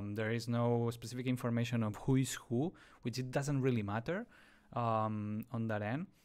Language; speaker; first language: English; non-native, fluent; Spanish